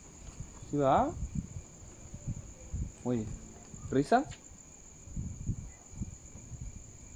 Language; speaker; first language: Spanish; native; Spanish